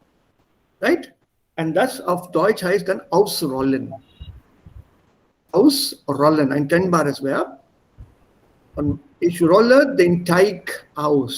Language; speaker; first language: German; non-native, fluent; Hindi